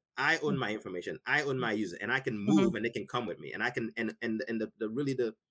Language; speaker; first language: English; non-native, local second language; Igbo